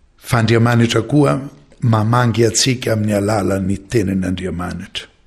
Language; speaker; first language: Malagasy; non-native, fluent; Maltese